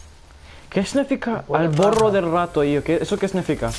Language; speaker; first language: Spanish; non-native, learner; English